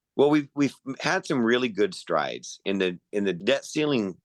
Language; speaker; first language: English; native; English